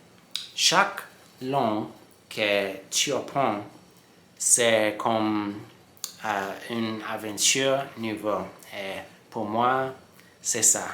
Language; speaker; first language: French; non-native, learner; English